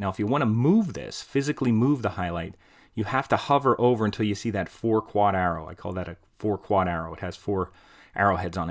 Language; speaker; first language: English; native; English